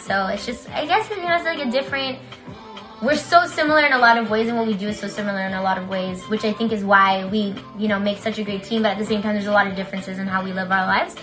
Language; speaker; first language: English; early bilingual, other home language; Spanish